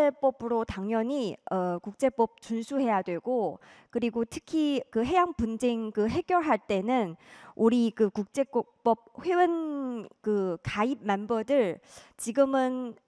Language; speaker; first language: Korean; non-native, fluent; Chinese